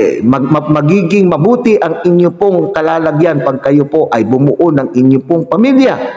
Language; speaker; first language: Filipino; native; Filipino